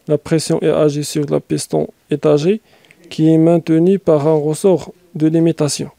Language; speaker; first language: French; non-native, local second language; Arabic